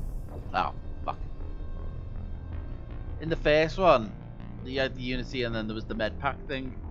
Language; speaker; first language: English; native; English